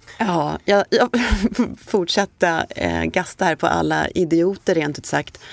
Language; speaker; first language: Swedish; early bilingual, other home language; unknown